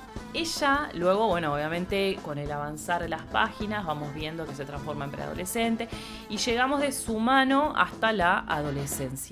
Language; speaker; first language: Spanish; native; Spanish